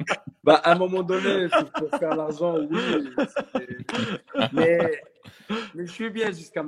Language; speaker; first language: French; non-native, local second language; Arabic